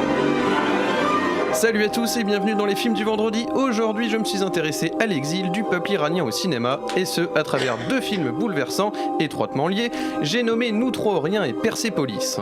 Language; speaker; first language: French; native; French